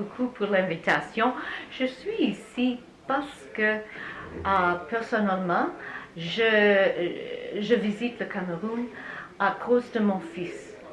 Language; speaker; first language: French; non-native, learner; English